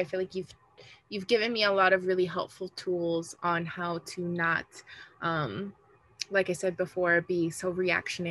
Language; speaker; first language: English; early bilingual, other home language; Spanish